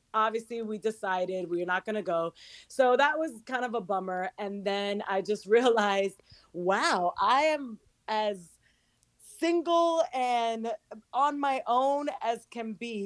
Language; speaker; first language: English; early bilingual, other home language; Spanish